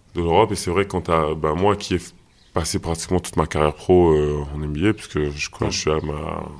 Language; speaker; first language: French; native; French